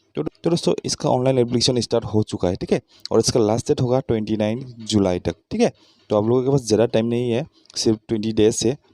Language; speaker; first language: Hindi; non-native, local second language; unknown